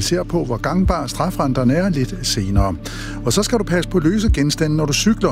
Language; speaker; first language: Danish; native; Danish